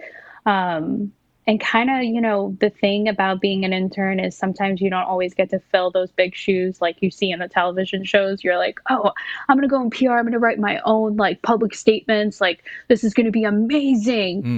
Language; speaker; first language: English; native; English